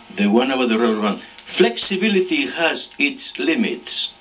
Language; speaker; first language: English; non-native, fluent; Spanish